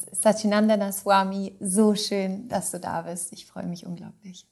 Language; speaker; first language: German; native; German